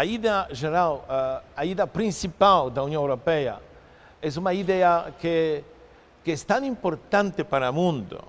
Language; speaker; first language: Portuguese; non-native, fluent; Polish